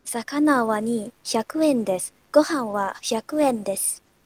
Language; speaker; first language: Japanese; non-native, learner; Malay